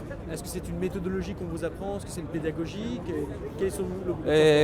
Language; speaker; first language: French; native; French